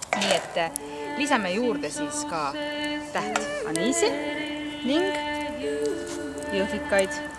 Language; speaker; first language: Estonian; non-native, local second language; Russian